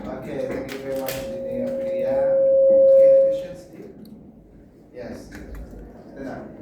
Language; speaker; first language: English; non-native, fluent; Indonesian